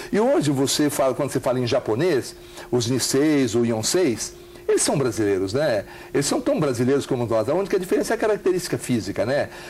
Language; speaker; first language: Portuguese; native; Portuguese